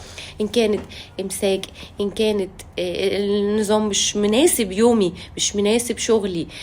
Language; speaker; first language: Arabic; native; Arabic